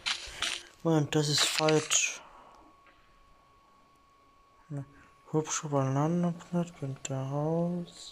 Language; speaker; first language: German; non-native, learner; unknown